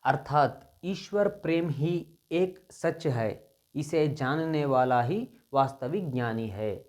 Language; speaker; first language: Hindi; non-native, local second language; Kannada